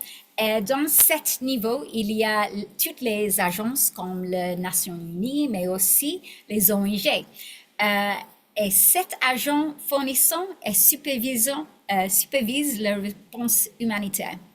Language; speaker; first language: French; non-native, learner; English